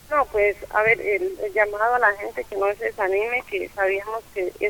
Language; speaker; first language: Spanish; native; Spanish